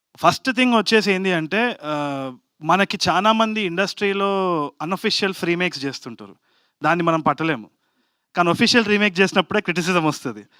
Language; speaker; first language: Telugu; native; Telugu